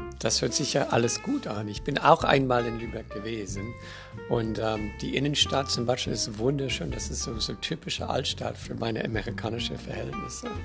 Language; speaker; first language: German; non-native, fluent; English